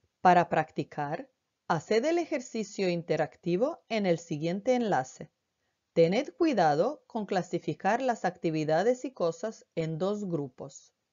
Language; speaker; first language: Spanish; non-native, fluent; Croatian